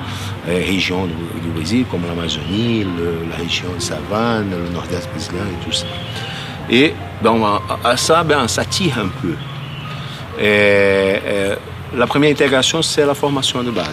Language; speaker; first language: French; non-native, fluent; Portuguese